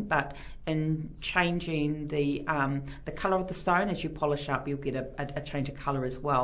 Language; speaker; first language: English; native; English